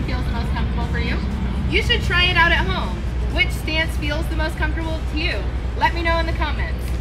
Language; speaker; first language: English; native; English